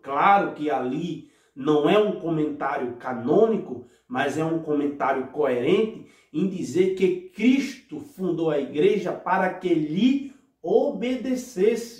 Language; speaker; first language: Portuguese; native; Portuguese